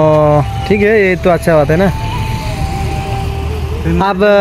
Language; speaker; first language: Hindi; non-native, local second language; Bangla